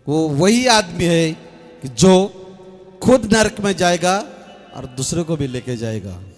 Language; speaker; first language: Hindi; non-native, local second language; Marathi